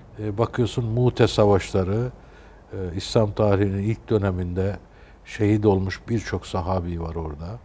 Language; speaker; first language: Turkish; native; Turkish